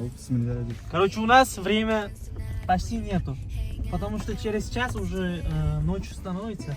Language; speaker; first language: Russian; non-native, learner; Uzbek